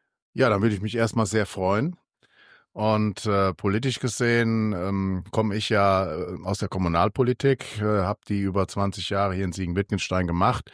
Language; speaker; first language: German; native; German